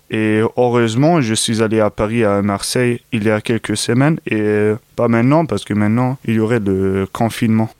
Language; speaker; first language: French; non-native, fluent; German